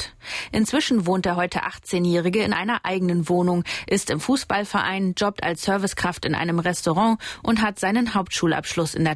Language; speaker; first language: German; native; German